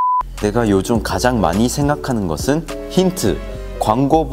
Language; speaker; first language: Korean; native; Korean